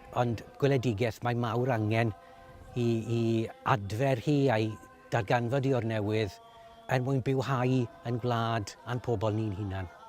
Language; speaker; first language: Welsh; native; Welsh